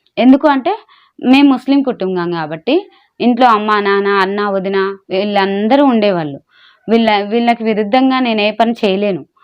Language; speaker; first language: Telugu; non-native, local second language; Urdu